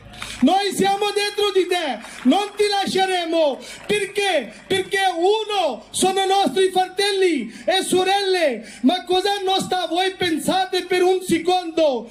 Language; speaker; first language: Italian; non-native, fluent; Urdu